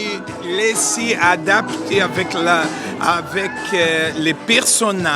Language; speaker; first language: French; non-native, learner; Portuguese